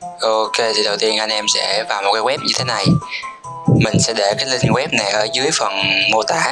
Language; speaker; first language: Vietnamese; native; Vietnamese